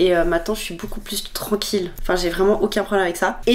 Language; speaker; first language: French; native; French